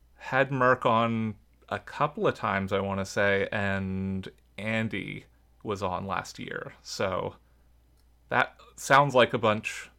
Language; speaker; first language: English; native; English